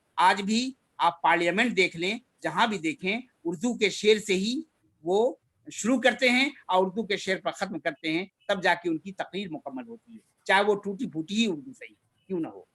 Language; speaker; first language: Urdu; native; Urdu